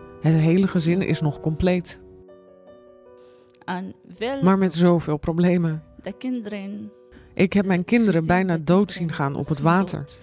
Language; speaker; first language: Dutch; non-native, learner; Arabic